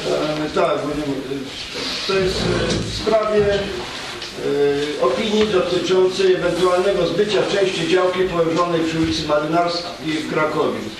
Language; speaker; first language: Polish; native; Polish